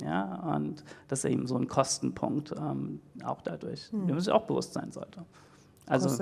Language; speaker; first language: German; native; German